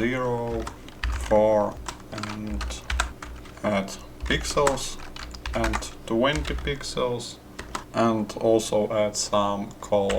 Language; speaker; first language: English; non-native, fluent; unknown